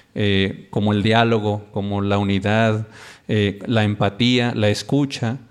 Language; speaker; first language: Spanish; native; Spanish